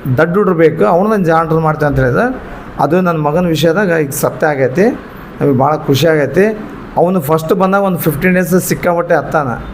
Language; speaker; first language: Kannada; native; Kannada